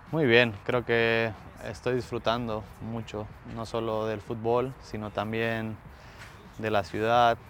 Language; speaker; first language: Spanish; native; Spanish